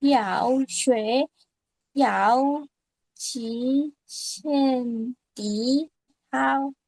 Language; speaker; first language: Chinese; non-native, learner; Indonesian